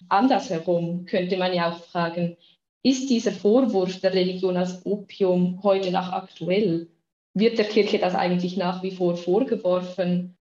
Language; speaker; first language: German; native; German